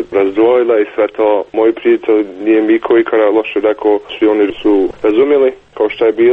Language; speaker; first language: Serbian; early bilingual, heritage; Bosnian